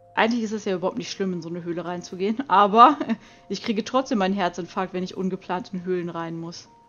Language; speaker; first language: German; native; German